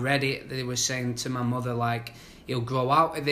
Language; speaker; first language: English; native; English